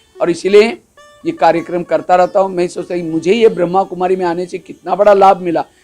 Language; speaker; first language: Hindi; non-native, local second language; Marathi